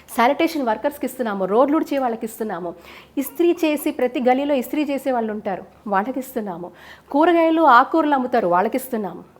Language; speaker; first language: Telugu; native; Telugu